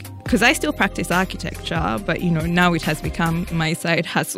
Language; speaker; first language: English; non-native, local second language; Ganda